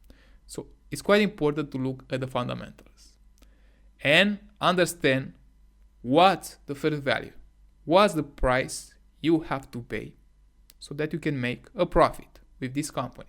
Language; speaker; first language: English; non-native, fluent; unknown